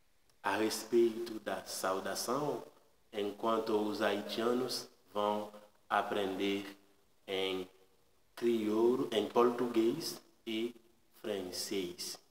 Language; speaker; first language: Portuguese; non-native, learner; Haitian Creole